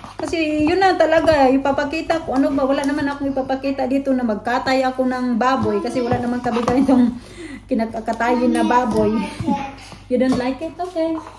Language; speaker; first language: Filipino; native; Filipino